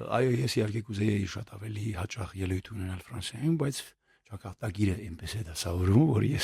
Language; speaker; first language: Armenian; native; Armenian